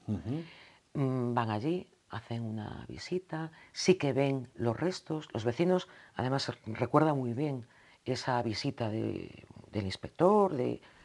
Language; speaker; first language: Spanish; native; Spanish